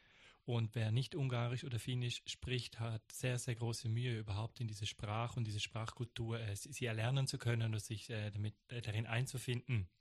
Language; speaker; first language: German; native; German